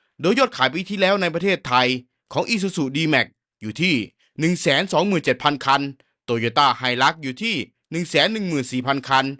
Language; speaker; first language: Thai; native; Thai